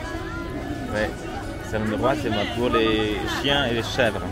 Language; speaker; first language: French; non-native, fluent; Vietnamese